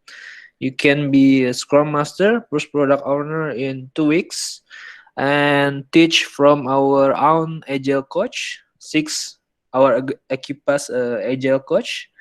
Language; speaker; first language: English; non-native, learner; Indonesian